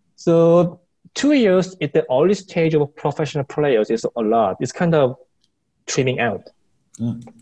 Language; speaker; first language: English; non-native, fluent; Korean